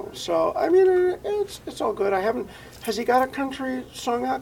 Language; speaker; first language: English; native; English